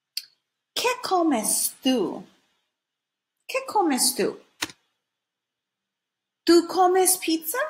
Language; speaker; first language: Spanish; non-native, fluent; English